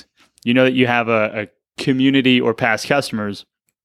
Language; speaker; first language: English; native; English